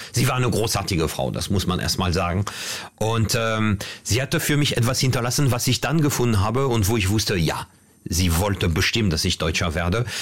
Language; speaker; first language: German; non-native, fluent; French